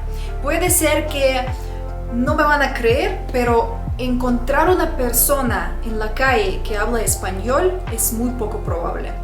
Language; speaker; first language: Spanish; non-native, fluent; Russian